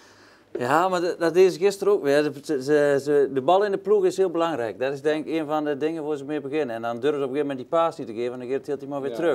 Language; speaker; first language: Dutch; native; Dutch